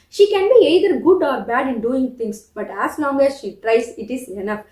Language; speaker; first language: English; non-native, local second language; Tamil